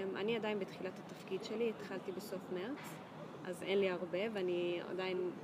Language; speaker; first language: Hebrew; non-native, local second language; Arabic